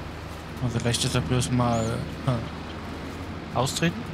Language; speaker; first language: German; native; German